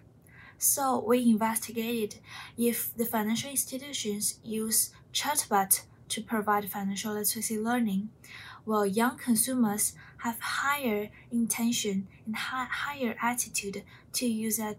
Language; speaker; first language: English; non-native, fluent; Chinese